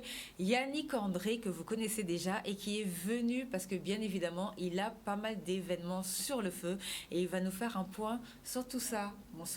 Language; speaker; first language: French; native; French